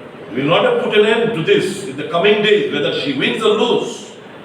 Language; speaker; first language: English; non-native, local second language; Bangla